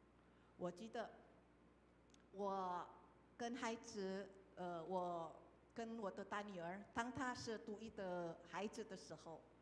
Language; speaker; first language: Chinese; non-native, fluent; Indonesian